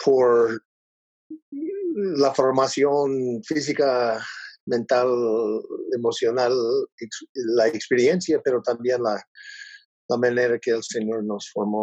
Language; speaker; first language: Spanish; non-native, learner; English